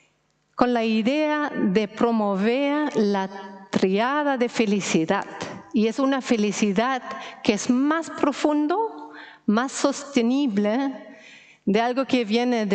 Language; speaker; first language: Spanish; non-native, fluent; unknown